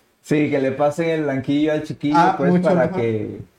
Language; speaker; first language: Spanish; native; Spanish